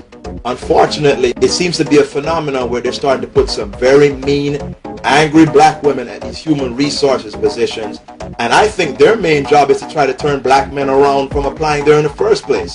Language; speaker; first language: English; native; English